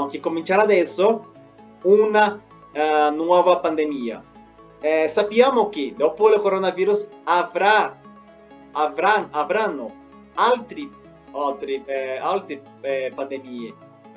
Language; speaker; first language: Italian; non-native, fluent; Spanish